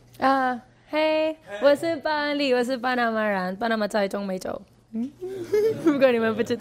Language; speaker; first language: Chinese; non-native, learner; Spanish